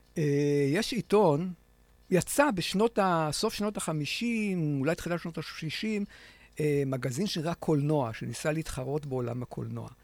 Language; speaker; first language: Hebrew; native; Hebrew